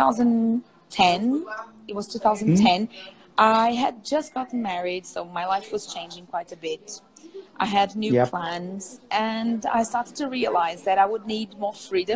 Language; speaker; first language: English; non-native, fluent; Portuguese